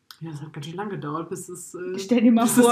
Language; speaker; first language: German; native; German